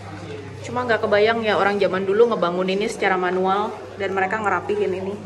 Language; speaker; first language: Indonesian; native; Indonesian